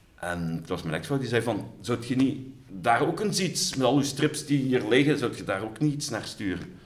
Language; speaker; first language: Dutch; native; Dutch